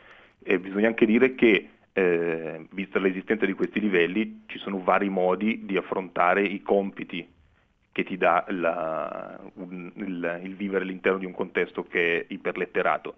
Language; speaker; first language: Italian; native; Italian